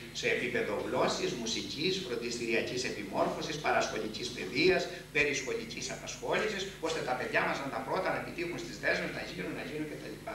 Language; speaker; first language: Greek; native; Greek